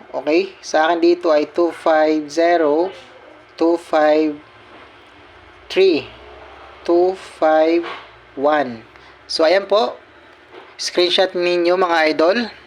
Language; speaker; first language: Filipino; non-native, local second language; Cebuano